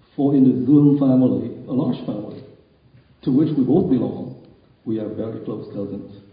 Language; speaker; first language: English; non-native, fluent; Vietnamese